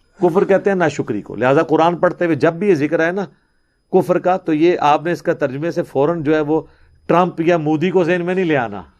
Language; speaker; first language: Urdu; non-native, local second language; Punjabi